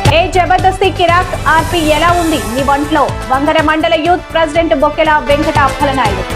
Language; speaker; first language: Telugu; native; Telugu